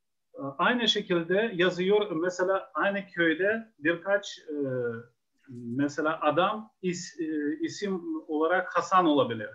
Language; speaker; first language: Turkish; non-native, fluent; Ukrainian